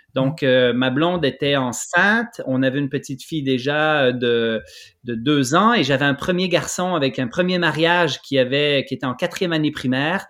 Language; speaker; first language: French; native; French